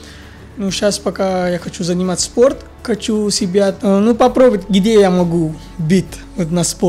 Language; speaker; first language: Russian; non-native, fluent; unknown